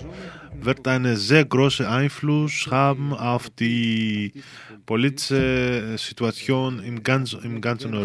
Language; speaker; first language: German; non-native, fluent; Greek